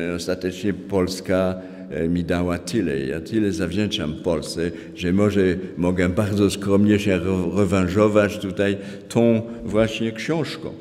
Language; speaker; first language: Polish; non-native, fluent; French